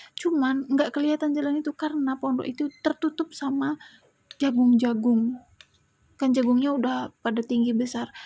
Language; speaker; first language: Indonesian; native; Indonesian